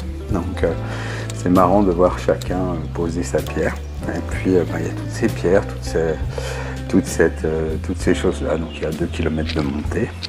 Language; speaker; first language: French; native; French